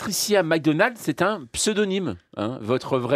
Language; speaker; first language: French; native; French